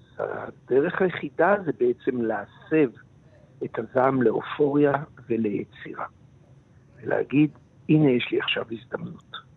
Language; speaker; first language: Hebrew; native; Hebrew